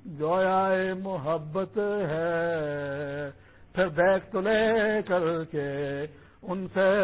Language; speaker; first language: Urdu; non-native, local second language; Pashto